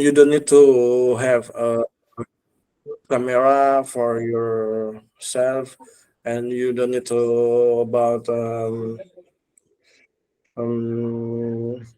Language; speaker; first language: English; non-native, learner; Indonesian